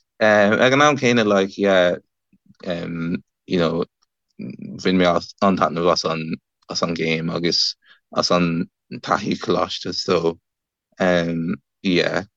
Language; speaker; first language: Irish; non-native, learner; English